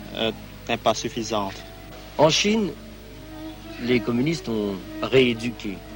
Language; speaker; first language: French; non-native, fluent; Khmer